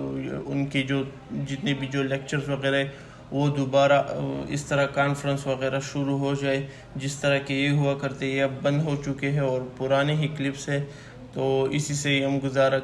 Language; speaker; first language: Hindi; native; Hindi